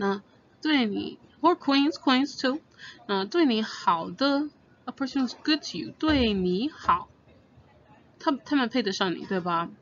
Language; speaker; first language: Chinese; non-native, fluent; English